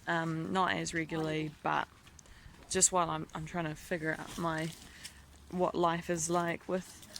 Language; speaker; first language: English; native; English